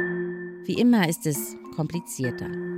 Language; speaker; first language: German; native; German